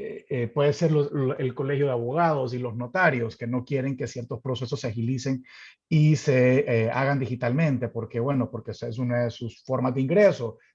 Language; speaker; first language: Spanish; native; Spanish